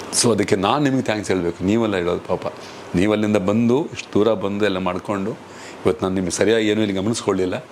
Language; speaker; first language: Kannada; native; Kannada